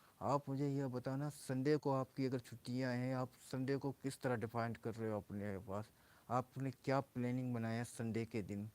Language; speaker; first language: Urdu; non-native, local second language; Baluchi